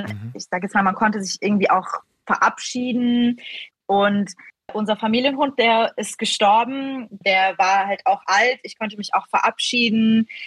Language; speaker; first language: German; native; German